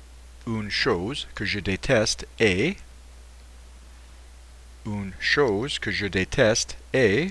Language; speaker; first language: French; non-native, fluent; English